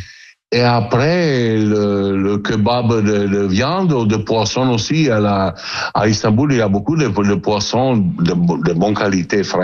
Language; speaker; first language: French; non-native, learner; Italian